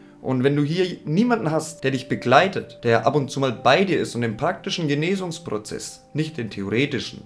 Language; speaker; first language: German; native; German